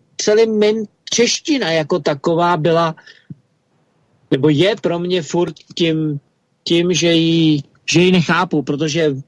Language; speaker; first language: Czech; native; Czech